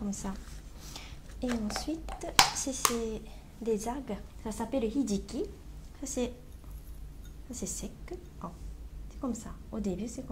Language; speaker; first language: French; non-native, learner; Japanese